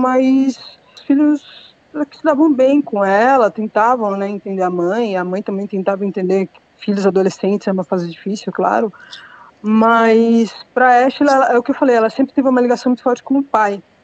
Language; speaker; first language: Portuguese; native; Portuguese